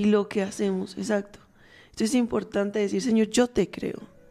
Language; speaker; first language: Spanish; native; Spanish